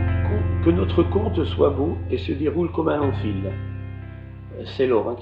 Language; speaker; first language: French; native; French